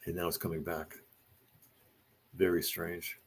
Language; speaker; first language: English; native; English